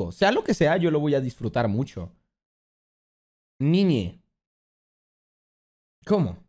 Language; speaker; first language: Spanish; native; Spanish